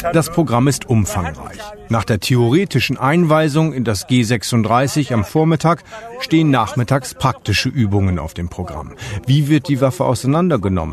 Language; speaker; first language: German; native; German